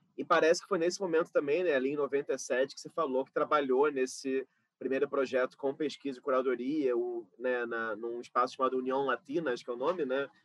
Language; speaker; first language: Portuguese; native; Portuguese